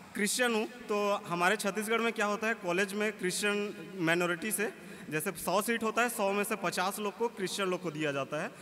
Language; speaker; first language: Hindi; native; Hindi